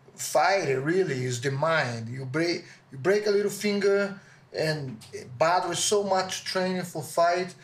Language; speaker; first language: English; non-native, learner; Portuguese